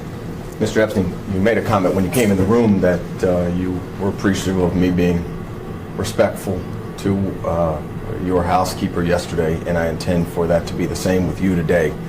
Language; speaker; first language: English; native; English